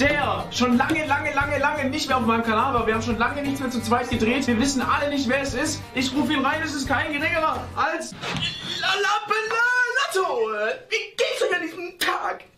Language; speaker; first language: German; native; German